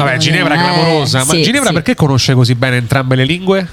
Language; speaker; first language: Italian; native; Italian